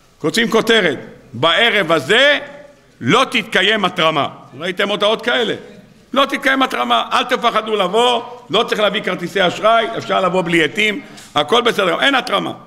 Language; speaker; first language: Hebrew; native; Hebrew